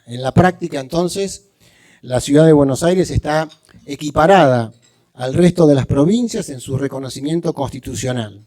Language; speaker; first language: Spanish; native; Spanish